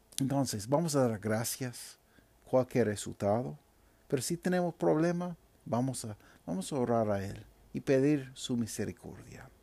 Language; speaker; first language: Spanish; non-native, fluent; English